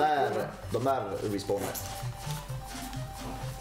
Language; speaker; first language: Swedish; native; Swedish